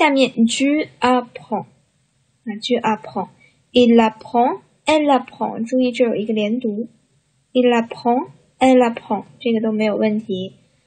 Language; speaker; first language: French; non-native, fluent; Chinese